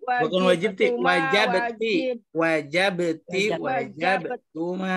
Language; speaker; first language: Arabic; non-native, fluent; Indonesian